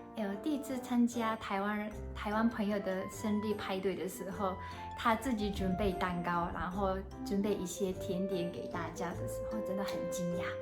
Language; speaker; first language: Chinese; non-native, fluent; Japanese